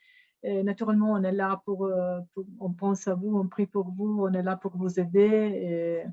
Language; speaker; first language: French; non-native, fluent; Italian